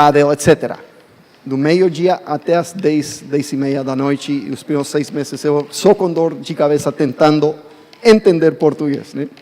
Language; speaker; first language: Portuguese; non-native, fluent; English